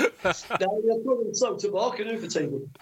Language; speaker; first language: Swedish; non-native, fluent; English